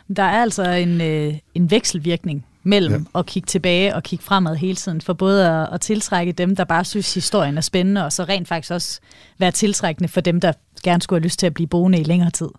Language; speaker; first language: Danish; native; Danish